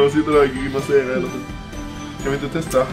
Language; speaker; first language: Swedish; native; Swedish